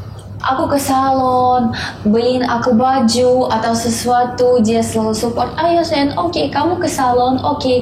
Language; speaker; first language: Indonesian; non-native, learner; Russian